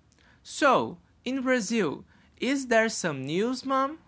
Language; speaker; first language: English; non-native, learner; Portuguese